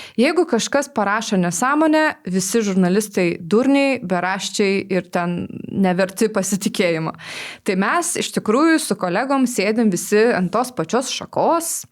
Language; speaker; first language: Lithuanian; non-native, local second language; Polish